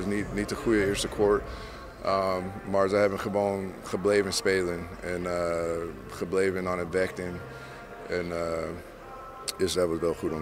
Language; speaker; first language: Dutch; non-native, fluent; English